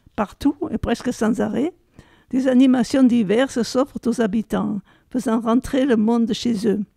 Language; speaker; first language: French; native; French